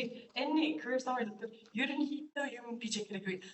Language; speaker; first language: Mongolian; non-native, fluent; English